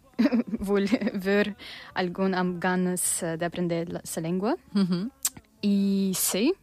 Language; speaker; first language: Catalan; non-native, learner; Russian